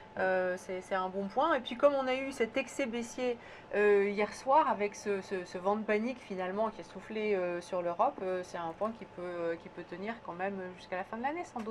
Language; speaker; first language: French; native; French